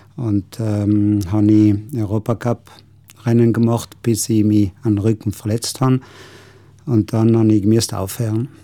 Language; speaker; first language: German; non-native, local second language; Ladin